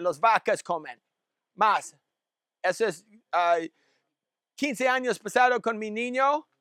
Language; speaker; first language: Spanish; non-native, learner; English